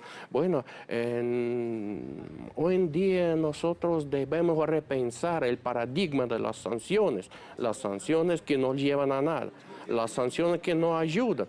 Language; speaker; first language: Spanish; non-native, fluent; Russian